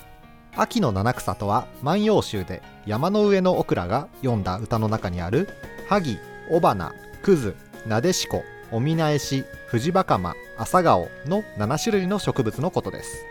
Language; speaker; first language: Japanese; native; Japanese